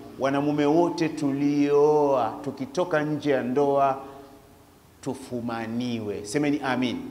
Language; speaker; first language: Swahili; native; Swahili